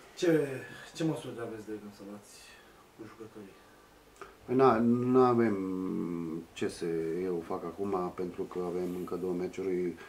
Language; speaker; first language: Romanian; non-native, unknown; Serbian